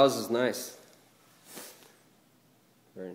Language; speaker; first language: English; non-native, learner; Portuguese